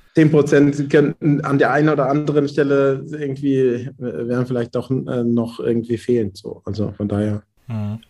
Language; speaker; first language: German; native; German